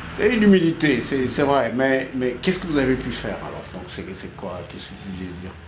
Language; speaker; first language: French; non-native, local second language; Wolof